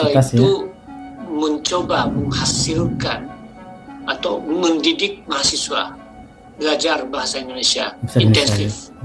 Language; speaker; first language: Indonesian; non-native, fluent; Japanese